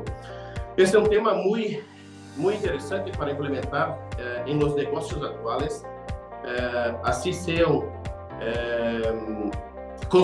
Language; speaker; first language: Spanish; non-native, fluent; Portuguese